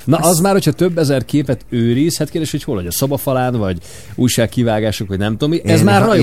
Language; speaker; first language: Hungarian; native; Hungarian